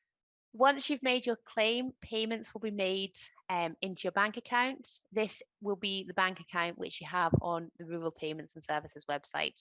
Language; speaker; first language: English; native; English